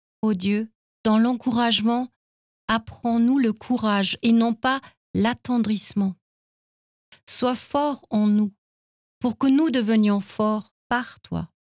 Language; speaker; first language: French; non-native, fluent; German